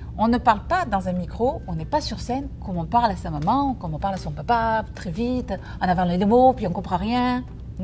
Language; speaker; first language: French; native; French